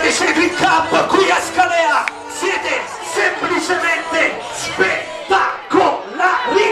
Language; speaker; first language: Italian; native; Italian